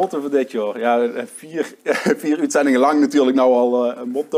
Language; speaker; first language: Dutch; native; Dutch